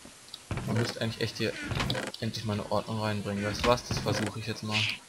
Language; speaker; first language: German; native; German